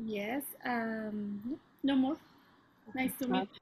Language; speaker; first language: English; non-native, learner; Spanish